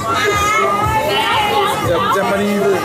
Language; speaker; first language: English; non-native, learner; Japanese